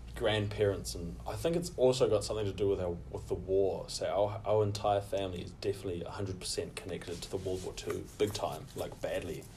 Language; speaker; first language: English; native; English